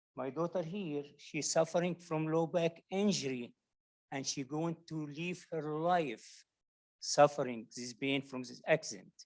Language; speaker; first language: English; non-native, learner; Arabic